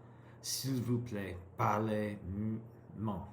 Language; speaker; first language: French; non-native, learner; English